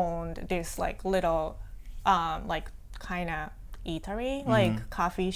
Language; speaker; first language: English; non-native, fluent; Japanese